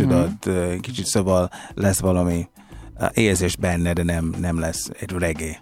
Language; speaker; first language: Hungarian; non-native, fluent; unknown